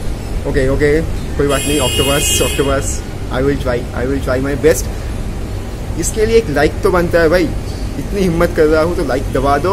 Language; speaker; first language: Hindi; non-native, local second language; Bangla